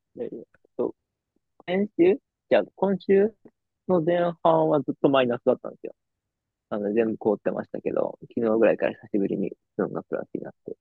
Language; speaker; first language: Japanese; native; Japanese